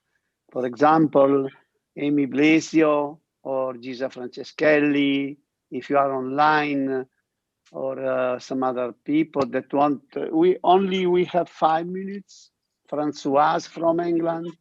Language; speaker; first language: English; non-native, learner; Italian